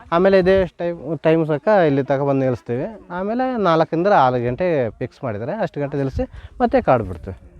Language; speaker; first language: Kannada; native; Kannada